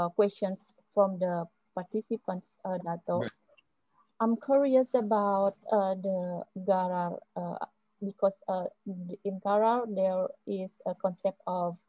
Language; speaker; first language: English; non-native, fluent; Indonesian